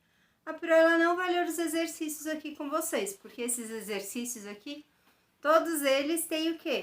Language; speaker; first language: Portuguese; native; Portuguese